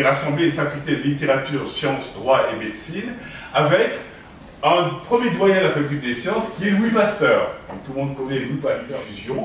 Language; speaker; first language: French; native; French